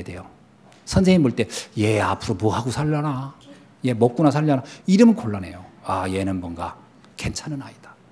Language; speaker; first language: Korean; native; Korean